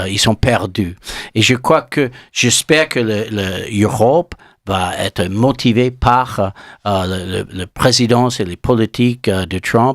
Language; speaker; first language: French; non-native, learner; English